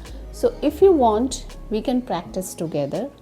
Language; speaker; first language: English; non-native, learner; Hindi